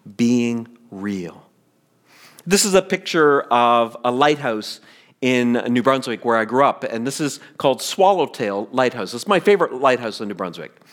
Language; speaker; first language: English; native; English